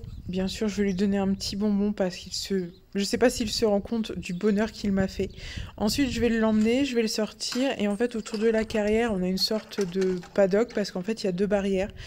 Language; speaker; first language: French; native; French